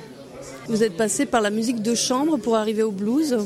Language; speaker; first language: French; native; French